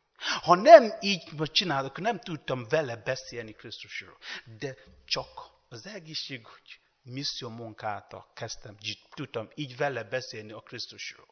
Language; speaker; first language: Hungarian; non-native, learner; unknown